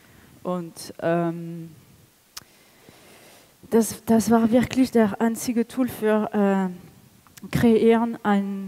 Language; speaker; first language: German; non-native, learner; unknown